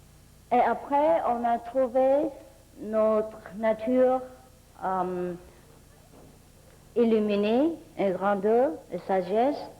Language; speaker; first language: French; non-native, fluent; Vietnamese